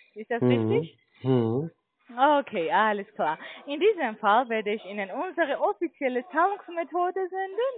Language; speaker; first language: German; non-native, learner; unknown